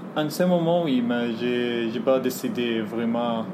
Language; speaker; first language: French; non-native, learner; Arabic